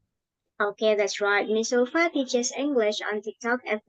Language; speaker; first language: English; non-native, fluent; Indonesian